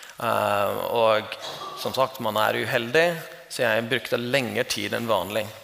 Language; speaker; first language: Norwegian; non-native, fluent; English